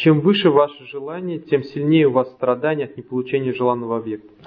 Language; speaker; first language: Russian; native; Russian